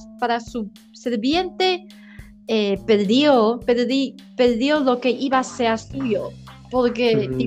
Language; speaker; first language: Spanish; non-native, learner; Chinese